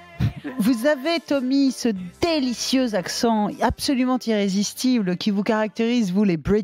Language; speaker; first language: French; native; French